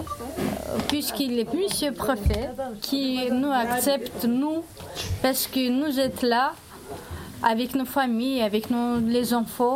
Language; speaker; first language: French; non-native, learner; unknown